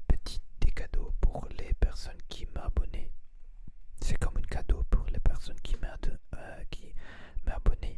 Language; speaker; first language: French; non-native, learner; Spanish